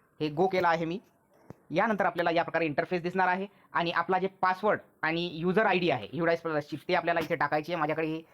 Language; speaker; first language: Marathi; non-native, local second language; Urdu